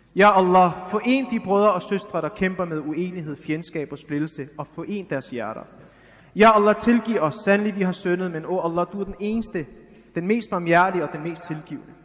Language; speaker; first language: Danish; early bilingual, other home language; Arabic